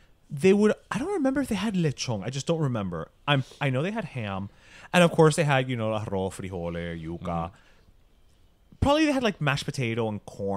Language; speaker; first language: English; early bilingual, other home language; Spanish